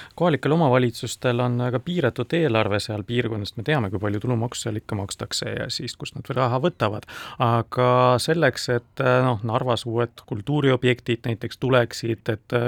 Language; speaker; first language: Estonian; non-native, local second language; Russian